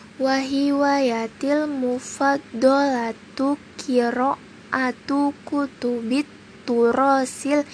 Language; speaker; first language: Arabic; non-native, learner; Indonesian